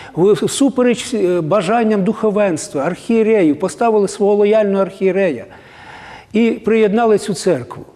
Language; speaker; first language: Ukrainian; native; Ukrainian